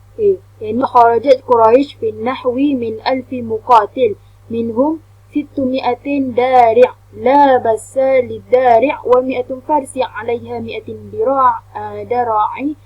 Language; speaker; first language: Arabic; non-native, learner; Malay